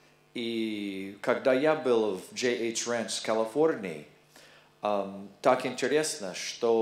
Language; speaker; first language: Russian; non-native, learner; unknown